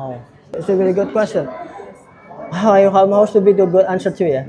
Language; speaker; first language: English; non-native, learner; Indonesian